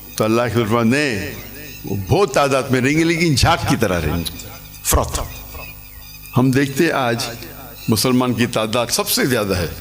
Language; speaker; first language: Urdu; non-native, local second language; English